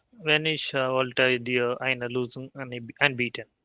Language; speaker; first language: German; non-native, learner; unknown